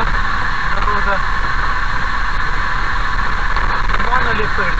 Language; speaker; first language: Russian; native; Russian